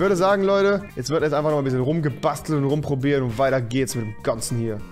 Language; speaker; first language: German; native; German